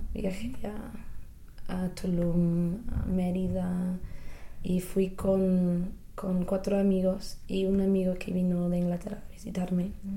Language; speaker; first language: Spanish; non-native, fluent; English